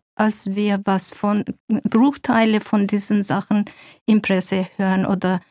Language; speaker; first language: German; non-native, fluent; Kurdish